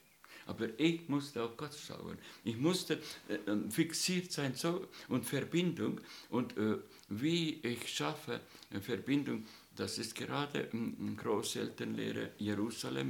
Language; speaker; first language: German; non-native, fluent; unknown